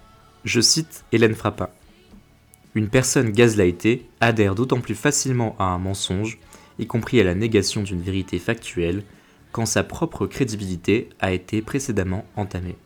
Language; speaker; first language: French; native; French